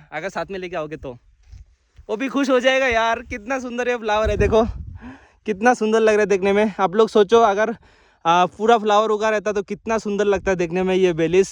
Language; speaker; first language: Hindi; non-native, local second language; Bangla